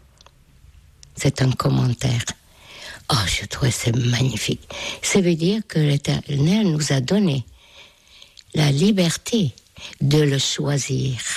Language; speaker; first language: French; non-native, fluent; Hungarian